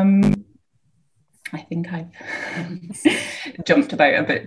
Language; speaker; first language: English; native; English